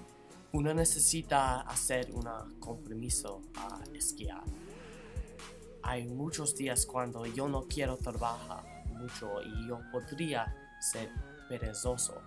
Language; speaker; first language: Spanish; non-native, learner; English